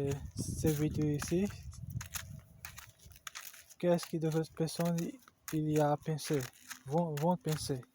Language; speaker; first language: French; non-native, learner; Portuguese